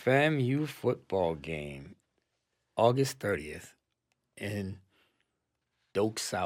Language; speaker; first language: English; native; English